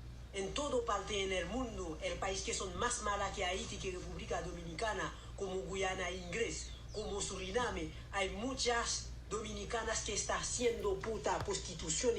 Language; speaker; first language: Spanish; non-native, learner; Haitian Creole